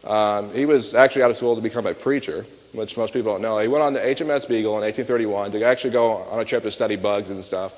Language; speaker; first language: English; native; English